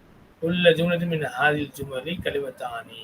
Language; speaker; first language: Arabic; non-native, fluent; Tamil